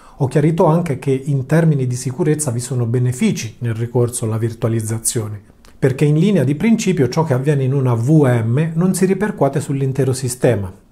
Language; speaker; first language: Italian; native; Italian